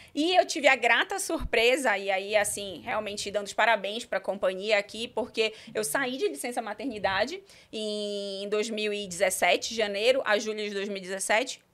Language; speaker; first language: Portuguese; native; Portuguese